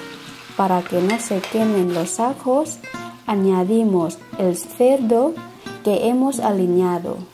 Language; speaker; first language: Spanish; non-native, fluent; Thai